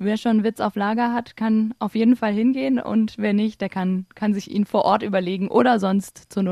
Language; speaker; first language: German; native; German